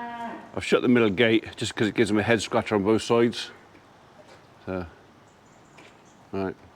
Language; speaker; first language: English; native; English